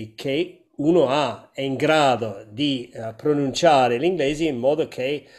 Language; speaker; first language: Italian; non-native, fluent; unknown